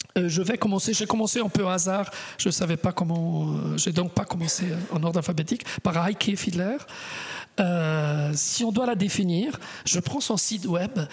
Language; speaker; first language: French; non-native, fluent; Italian